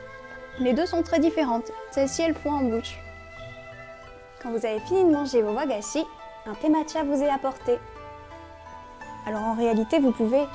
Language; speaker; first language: French; native; French